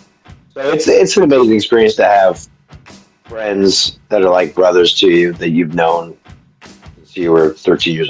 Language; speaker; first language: English; native; English